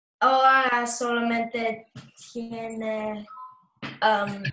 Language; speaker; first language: Spanish; non-native, learner; English